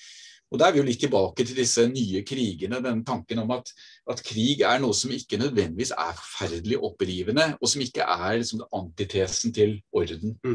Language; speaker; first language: Norwegian; native; Norwegian